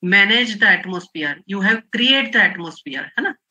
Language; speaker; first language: Hindi; non-native, local second language; Gujarati